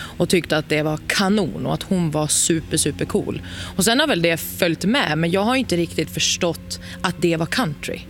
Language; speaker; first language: Swedish; native; Swedish